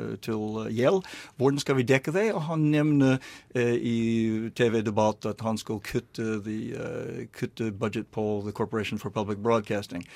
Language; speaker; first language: Norwegian; non-native, learner; English